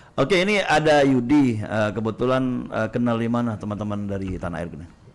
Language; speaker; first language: Indonesian; native; Indonesian